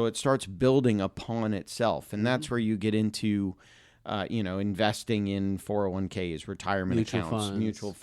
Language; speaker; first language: English; native; English